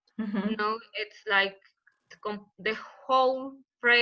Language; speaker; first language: English; non-native, learner; Spanish